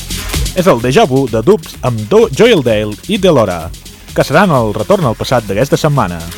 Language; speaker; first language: Catalan; native; Catalan